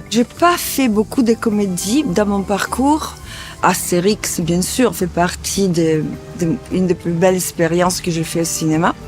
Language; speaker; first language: French; non-native, fluent; Italian